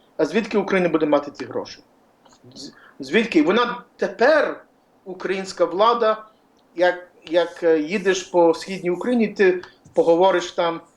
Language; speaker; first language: Ukrainian; early bilingual, heritage; Ukrainian